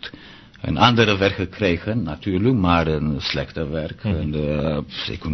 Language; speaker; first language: Dutch; non-native, learner; Romanian